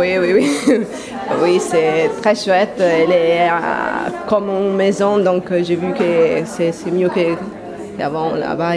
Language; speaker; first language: French; non-native, learner; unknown